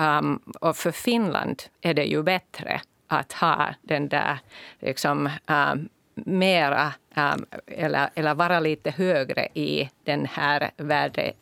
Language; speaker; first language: Swedish; non-native, local second language; Finnish